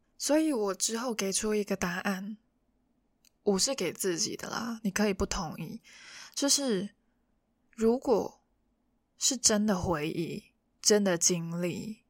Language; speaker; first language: Chinese; non-native, local second language; Cantonese